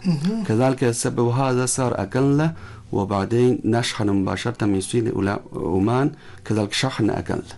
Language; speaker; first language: Arabic; non-native, learner; Chinese